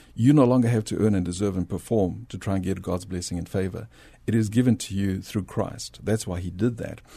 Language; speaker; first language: English; early bilingual, other home language; Spanish